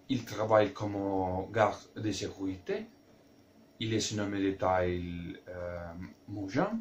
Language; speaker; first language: French; non-native, learner; Spanish